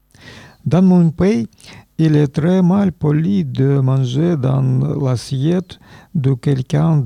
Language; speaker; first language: French; non-native, learner; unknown